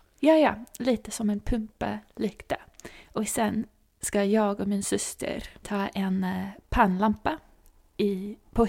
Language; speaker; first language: Swedish; non-native, fluent; English